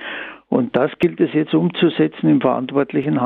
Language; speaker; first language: German; native; German